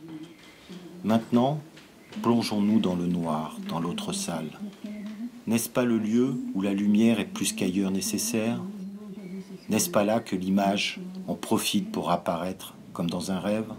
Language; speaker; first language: French; native; French